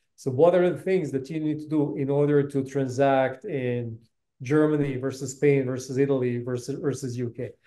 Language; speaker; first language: English; non-native, fluent; Bosnian